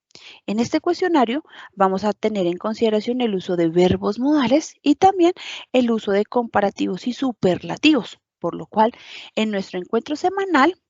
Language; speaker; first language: Spanish; native; Spanish